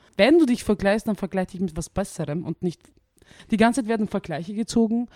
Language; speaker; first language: German; early bilingual, other home language; Turkish